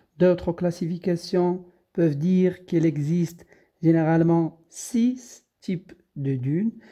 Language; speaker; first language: French; non-native, local second language; Arabic